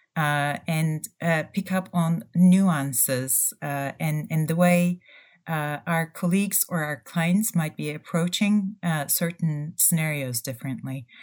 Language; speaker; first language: English; non-native, fluent; Turkish